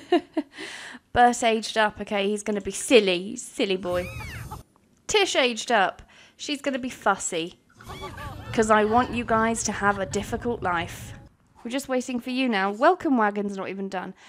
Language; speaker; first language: English; native; English